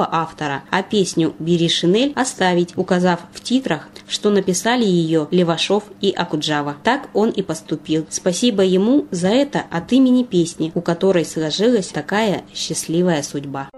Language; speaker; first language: Russian; native; Russian